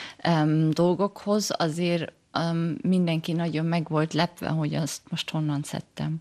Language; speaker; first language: Hungarian; early bilingual, heritage; German